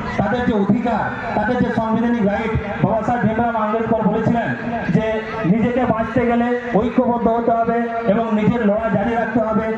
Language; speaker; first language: Bangla; non-native, local second language; Santali